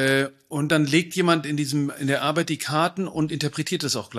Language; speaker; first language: German; native; German